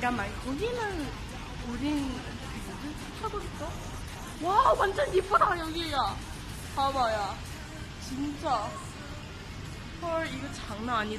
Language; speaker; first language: Korean; non-native, learner; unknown